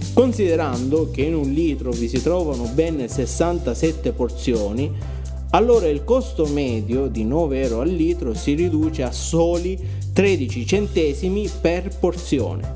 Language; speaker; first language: Italian; native; Italian